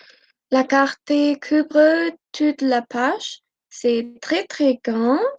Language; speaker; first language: French; non-native, learner; Spanish